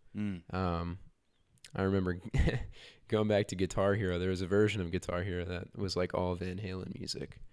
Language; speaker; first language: English; native; English